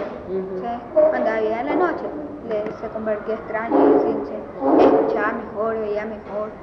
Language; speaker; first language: Spanish; native; Spanish